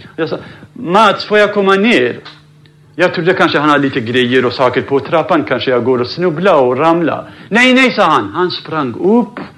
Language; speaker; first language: Swedish; non-native, fluent; Central Kurdish